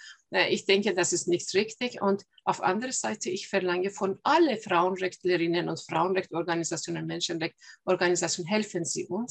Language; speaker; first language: German; non-native, fluent; Persian